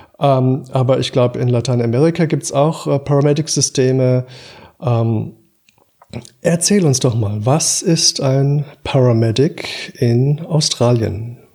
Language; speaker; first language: German; native; German